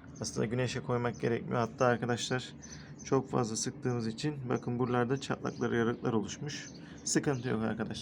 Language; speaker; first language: Turkish; native; Turkish